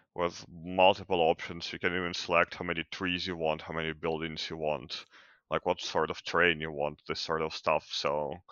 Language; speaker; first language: English; non-native, fluent; Ukrainian